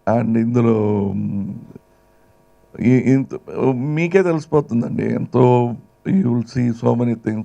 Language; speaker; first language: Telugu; non-native, local second language; Tamil